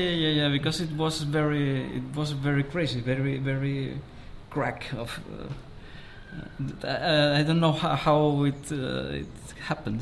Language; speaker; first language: English; non-native, learner; Spanish